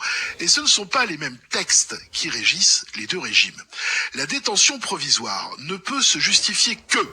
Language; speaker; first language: French; native; French